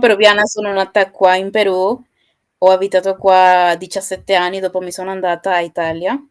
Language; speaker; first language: Italian; non-native, learner; Spanish